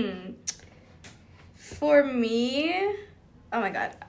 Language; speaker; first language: English; native; English